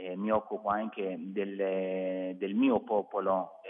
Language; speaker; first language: Italian; non-native, fluent; Persian